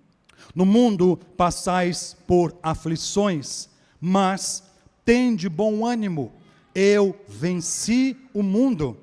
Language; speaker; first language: Portuguese; native; Portuguese